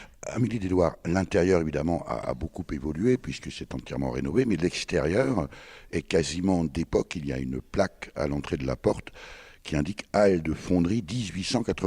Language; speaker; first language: French; native; French